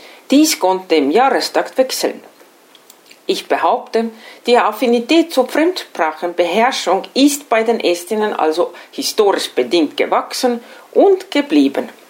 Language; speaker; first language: German; non-native, fluent; Estonian